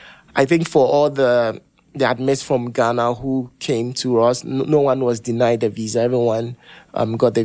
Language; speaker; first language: English; non-native, local second language; Akan